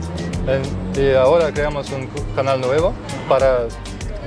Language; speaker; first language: Spanish; non-native, learner; English